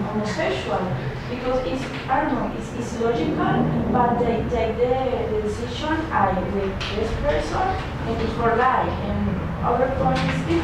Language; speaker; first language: English; non-native, learner; Spanish